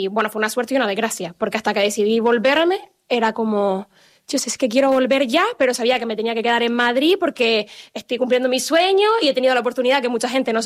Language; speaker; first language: Spanish; native; Spanish